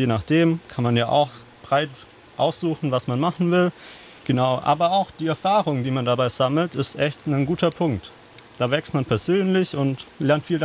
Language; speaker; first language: German; native; German